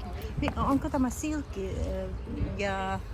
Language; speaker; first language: Finnish; non-native, learner; Russian